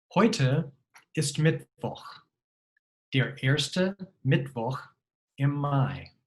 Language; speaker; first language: German; non-native, fluent; English